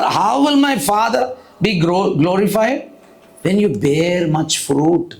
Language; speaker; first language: English; non-native, local second language; Telugu